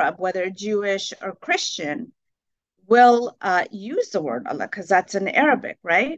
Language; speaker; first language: English; native; English